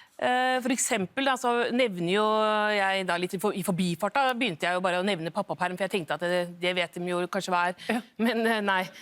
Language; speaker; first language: Norwegian; native; Norwegian